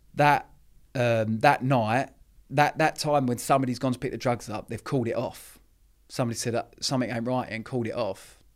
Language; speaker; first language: English; native; English